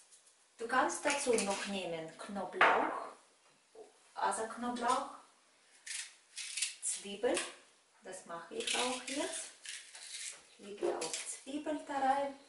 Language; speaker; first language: German; non-native, fluent; Russian